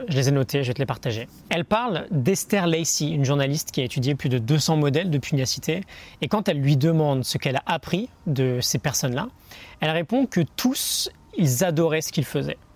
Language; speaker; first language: French; native; French